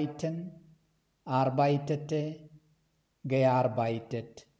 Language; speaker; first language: German; non-native, fluent; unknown